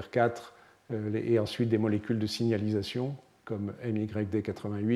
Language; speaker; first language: French; native; French